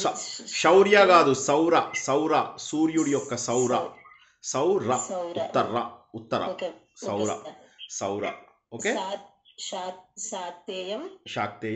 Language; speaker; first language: Telugu; native; Telugu